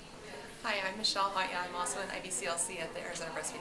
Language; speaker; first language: English; native; English